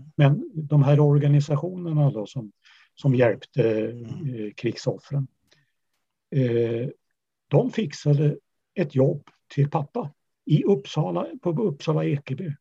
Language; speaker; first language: Swedish; early bilingual, other home language; Yiddish